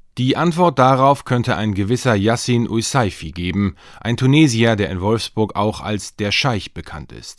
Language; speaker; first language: German; native; German